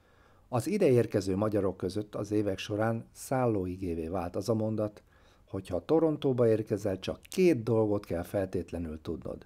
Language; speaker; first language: Hungarian; native; Hungarian